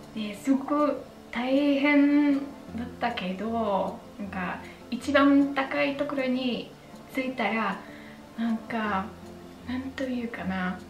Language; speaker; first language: Japanese; non-native, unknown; Polish